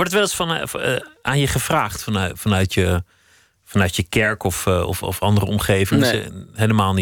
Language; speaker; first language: Dutch; native; Dutch